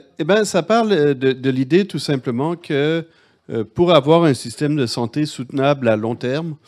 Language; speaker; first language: French; native; French